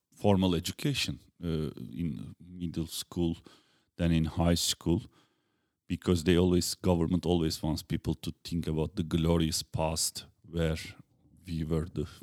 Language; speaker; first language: English; non-native, fluent; Turkish